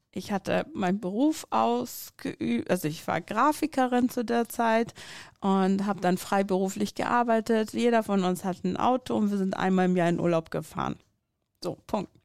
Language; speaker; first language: German; non-native, fluent; Persian